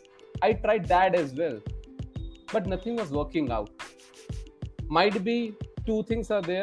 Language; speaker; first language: English; non-native, local second language; Hindi